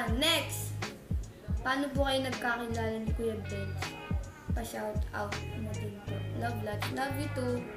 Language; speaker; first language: Filipino; native; Filipino